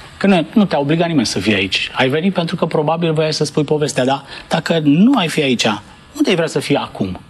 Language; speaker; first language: Romanian; native; Romanian